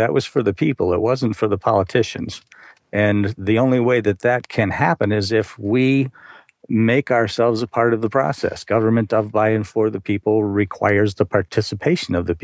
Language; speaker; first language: English; native; English